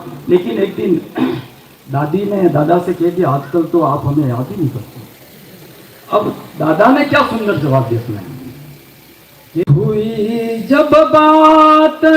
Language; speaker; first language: Hindi; non-native, local second language; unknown